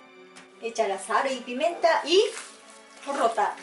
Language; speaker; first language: Spanish; non-native, fluent; Japanese